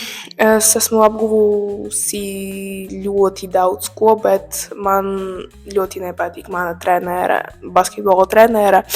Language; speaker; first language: Latvian; non-native, local second language; Russian